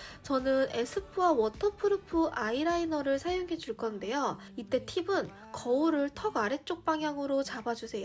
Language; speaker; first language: Korean; native; Korean